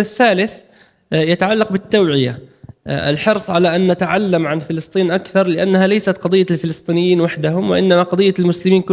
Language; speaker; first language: Arabic; native; Arabic